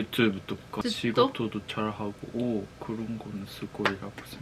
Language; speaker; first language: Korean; non-native, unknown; Japanese